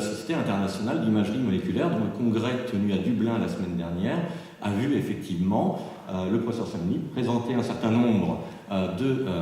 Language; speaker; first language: French; native; French